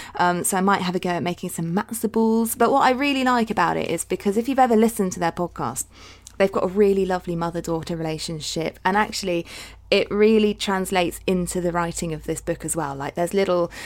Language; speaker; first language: English; native; English